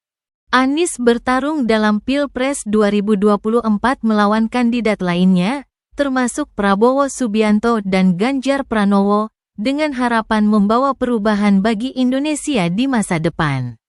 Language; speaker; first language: Indonesian; native; Indonesian